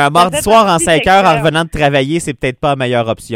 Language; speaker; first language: French; native; French